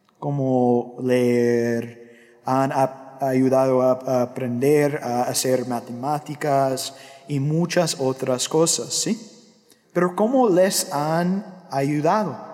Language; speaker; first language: Spanish; non-native, fluent; English